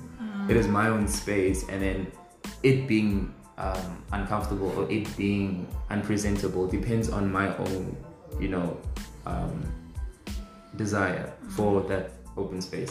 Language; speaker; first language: English; non-native, local second language; Tswana